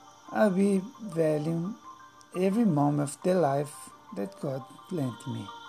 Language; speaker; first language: English; non-native, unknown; Portuguese